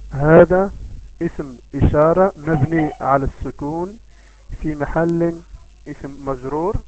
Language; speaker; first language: Arabic; non-native, learner; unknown